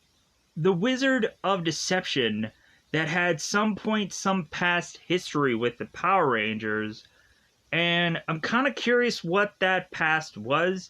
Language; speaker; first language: English; native; English